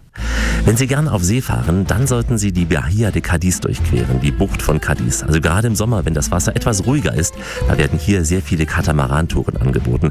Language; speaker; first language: German; native; German